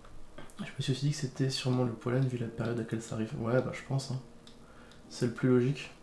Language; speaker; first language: French; native; French